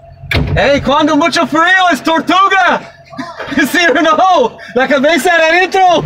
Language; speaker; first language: Spanish; non-native, learner; English